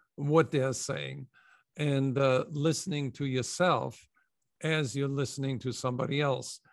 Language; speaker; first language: English; non-native, fluent; German